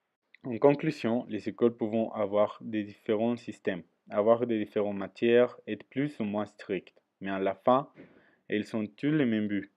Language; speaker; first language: French; non-native, learner; Spanish